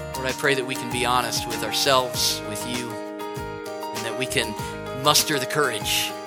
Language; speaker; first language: English; native; English